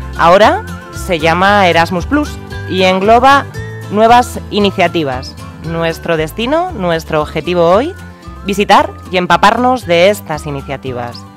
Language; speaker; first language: Spanish; native; Spanish